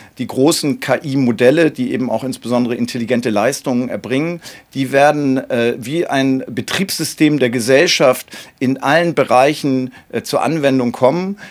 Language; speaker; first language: German; native; German